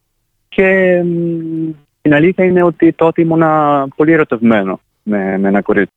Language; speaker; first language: Greek; non-native, fluent; Italian